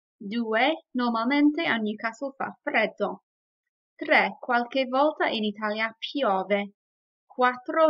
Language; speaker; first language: Italian; non-native, fluent; English